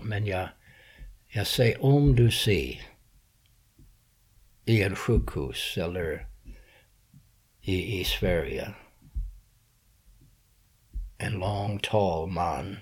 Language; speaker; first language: Swedish; non-native, fluent; English